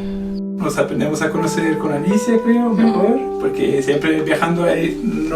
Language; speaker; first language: Spanish; non-native, fluent; Portuguese